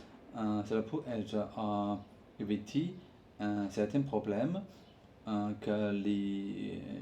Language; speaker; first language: French; non-native, learner; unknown